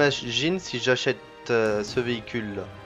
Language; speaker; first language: French; native; French